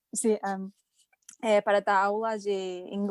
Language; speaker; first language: Portuguese; non-native, fluent; English